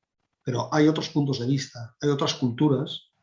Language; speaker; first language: Spanish; native; Spanish